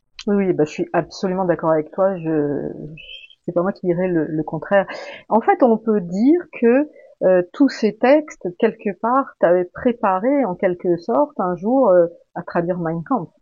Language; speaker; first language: French; native; French